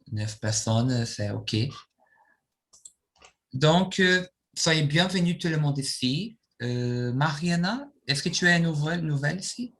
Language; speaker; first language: French; non-native, fluent; Portuguese